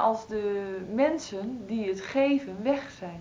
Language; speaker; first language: Dutch; native; Dutch